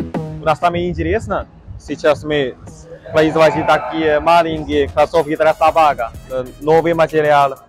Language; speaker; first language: Russian; non-native, learner; Chinese